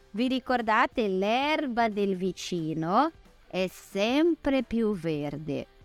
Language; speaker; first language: Italian; non-native, fluent; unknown